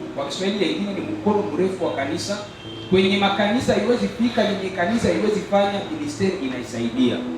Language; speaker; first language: Swahili; native; Swahili